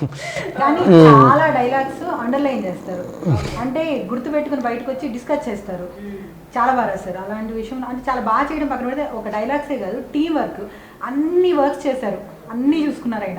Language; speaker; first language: Telugu; native; Telugu